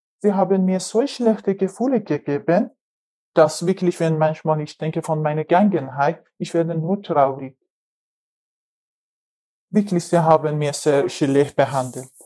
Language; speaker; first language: German; non-native, learner; Persian